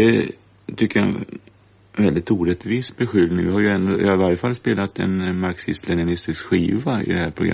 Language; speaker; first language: Swedish; native; Swedish